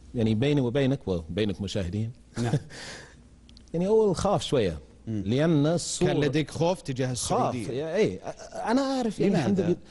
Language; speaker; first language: Arabic; non-native, fluent; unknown